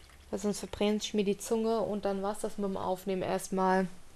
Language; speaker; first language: German; native; German